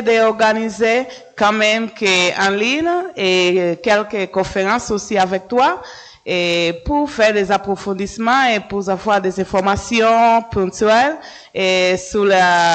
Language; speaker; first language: French; non-native, fluent; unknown